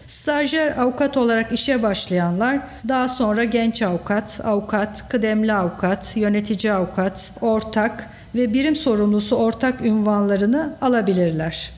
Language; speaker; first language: Turkish; native; Turkish